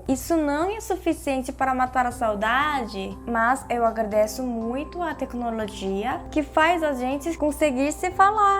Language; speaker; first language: Portuguese; non-native, fluent; Korean